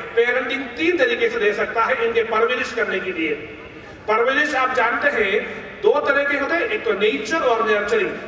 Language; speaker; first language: Hindi; non-native, local second language; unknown